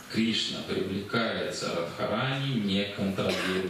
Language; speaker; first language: Russian; native; Russian